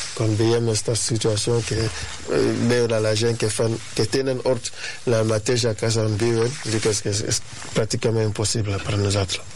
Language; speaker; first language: Catalan; non-native, fluent; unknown